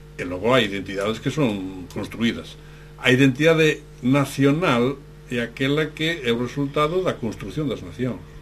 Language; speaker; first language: Galician; native; Galician